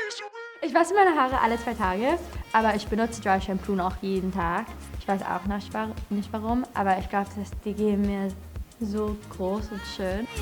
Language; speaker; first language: German; early bilingual, heritage; English